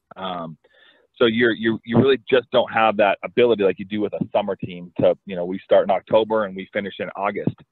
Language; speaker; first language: English; native; English